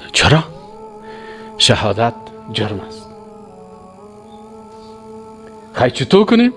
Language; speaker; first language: Persian; native; Persian